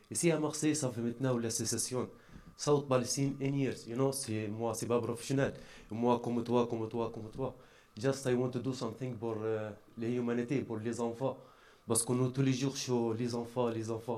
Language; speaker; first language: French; non-native, learner; Arabic